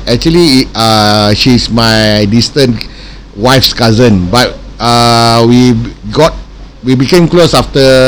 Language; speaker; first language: English; non-native, local second language; Malay